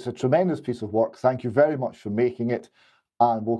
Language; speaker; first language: English; native; English